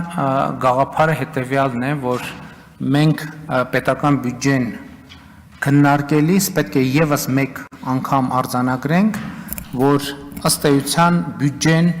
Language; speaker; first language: Armenian; native; Armenian